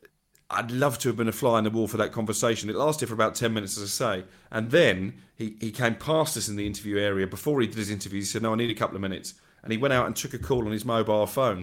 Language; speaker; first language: English; native; English